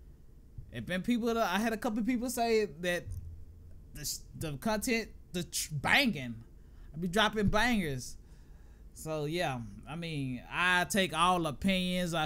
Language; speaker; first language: English; native; English